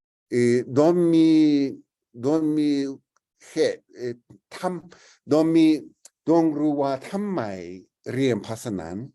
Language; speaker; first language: Thai; non-native, learner; English